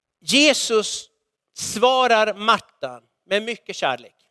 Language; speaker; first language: Swedish; non-native, fluent; Spanish